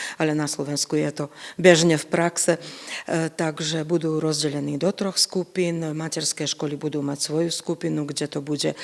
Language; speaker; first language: Slovak; native; Slovak